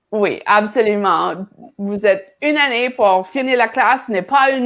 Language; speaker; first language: French; non-native, learner; English